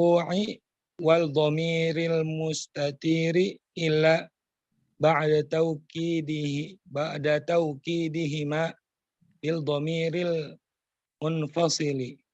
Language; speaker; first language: Arabic; non-native, fluent; Indonesian